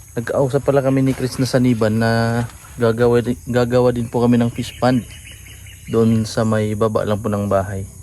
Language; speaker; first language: Filipino; non-native, local second language; Cebuano